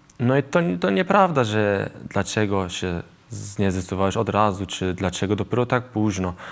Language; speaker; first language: Polish; early bilingual, heritage; Polish